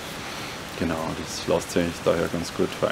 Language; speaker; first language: German; native; German